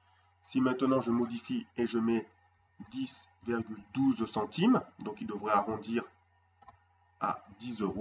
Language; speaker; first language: French; native; French